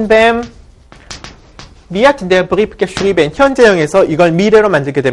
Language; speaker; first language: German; non-native, fluent; Korean